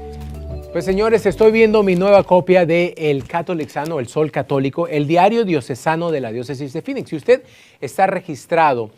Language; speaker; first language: Spanish; native; Spanish